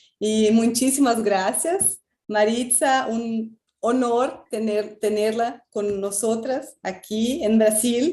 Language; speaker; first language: Spanish; non-native, fluent; Portuguese